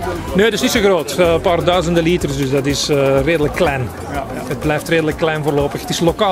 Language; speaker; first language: Dutch; native; Dutch